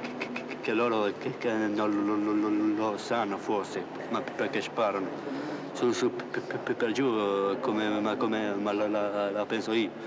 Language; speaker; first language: Italian; non-native, learner; French